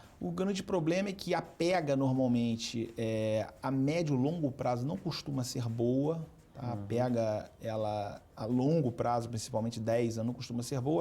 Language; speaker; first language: Portuguese; native; Portuguese